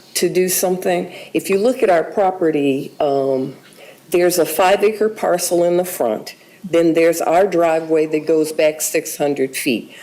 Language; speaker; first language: English; native; English